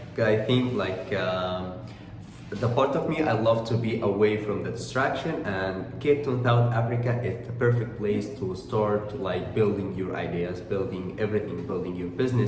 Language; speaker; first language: English; non-native, fluent; Dutch